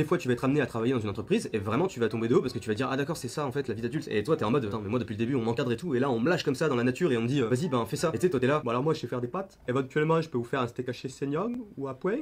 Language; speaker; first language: French; native; French